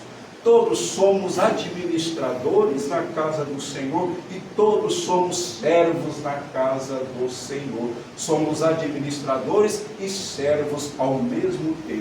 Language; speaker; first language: Portuguese; native; Portuguese